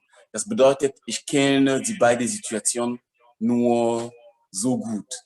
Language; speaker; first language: German; non-native, fluent; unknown